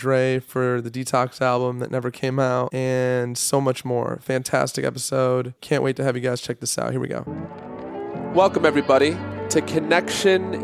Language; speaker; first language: English; native; English